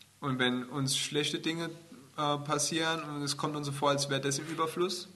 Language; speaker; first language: German; native; German